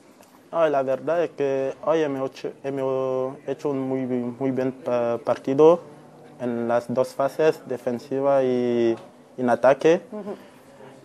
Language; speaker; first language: Spanish; non-native, fluent; French